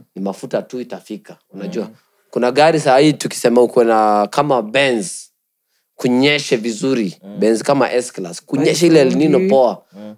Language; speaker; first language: Swahili; native; Swahili